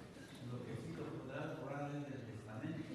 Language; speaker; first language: Spanish; native; Spanish